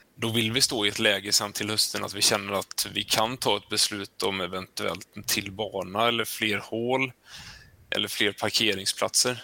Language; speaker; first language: Swedish; native; Swedish